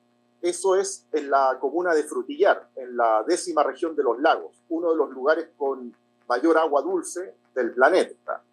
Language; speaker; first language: Spanish; native; Spanish